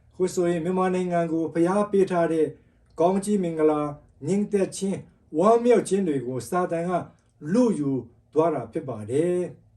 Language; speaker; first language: Burmese; non-native, local second language; Tedim Chin